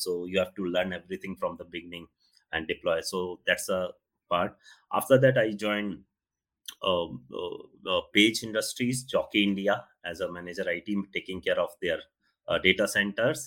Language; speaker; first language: English; non-native, local second language; Hindi